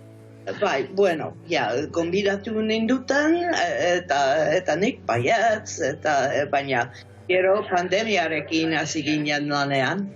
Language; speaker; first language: Basque; non-native, fluent; English